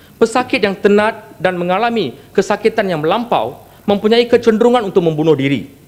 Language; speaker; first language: Malay; non-native, local second language; Tamil